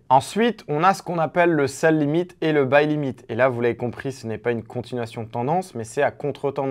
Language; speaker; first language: French; native; French